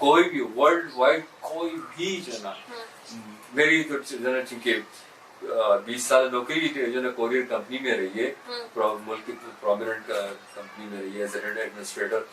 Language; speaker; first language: Urdu; non-native, local second language; Pashto